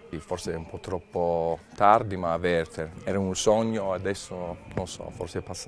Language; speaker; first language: Italian; non-native, learner; English